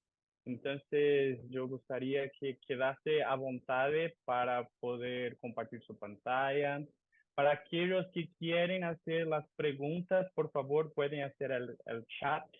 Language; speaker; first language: Spanish; non-native, learner; Portuguese